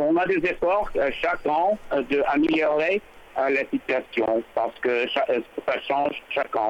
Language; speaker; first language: French; non-native, learner; English